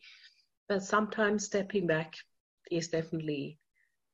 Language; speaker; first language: English; non-native, fluent; German